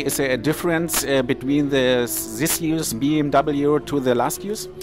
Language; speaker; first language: English; non-native, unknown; German